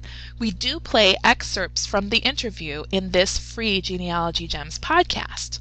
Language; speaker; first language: English; native; English